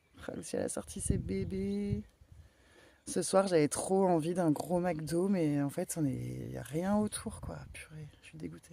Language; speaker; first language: French; native; French